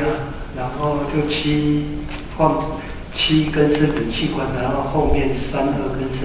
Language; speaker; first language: Chinese; native; Chinese